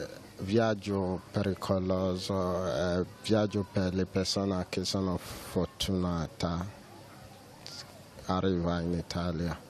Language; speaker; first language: Italian; non-native, learner; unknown